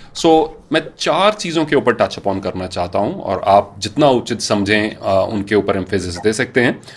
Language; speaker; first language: Hindi; non-native, local second language; Punjabi